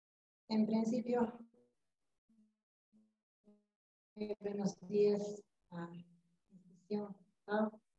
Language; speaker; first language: Spanish; non-native, local second language; Quechua